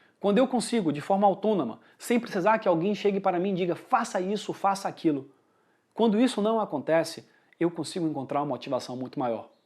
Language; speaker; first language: Portuguese; early bilingual, heritage; Portuguese